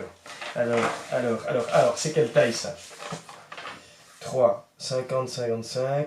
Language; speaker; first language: French; native; French